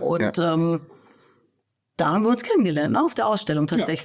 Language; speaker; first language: German; native; German